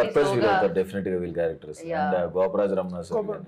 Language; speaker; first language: Telugu; native; Telugu